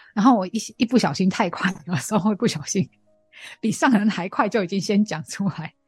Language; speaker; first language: Chinese; non-native, fluent; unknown